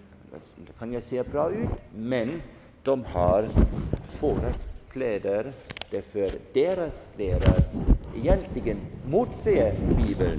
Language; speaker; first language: Swedish; non-native, fluent; German